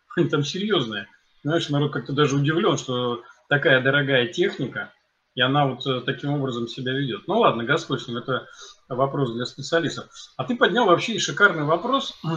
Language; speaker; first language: Russian; native; Russian